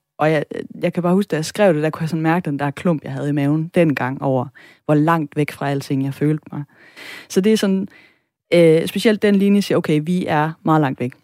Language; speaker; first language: Danish; native; Danish